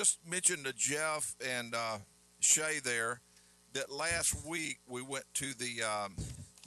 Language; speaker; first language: English; native; English